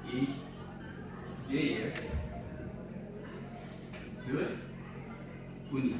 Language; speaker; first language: German; non-native, learner; Indonesian